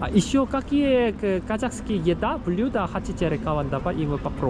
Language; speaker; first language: Russian; non-native, learner; Korean